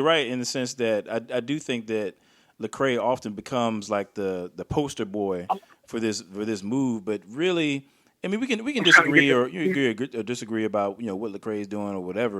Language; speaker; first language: English; native; English